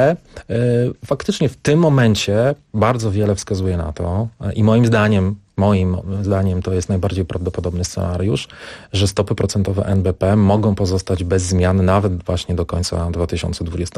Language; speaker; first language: Polish; native; Polish